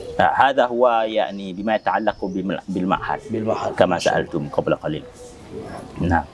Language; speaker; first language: Arabic; non-native, fluent; Indonesian